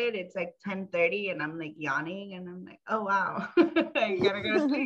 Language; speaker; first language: English; native; English